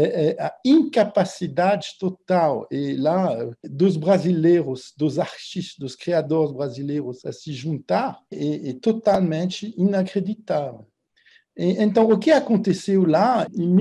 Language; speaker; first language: Portuguese; non-native, fluent; French